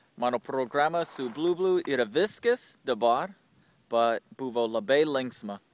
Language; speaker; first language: Lithuanian; non-native, learner; English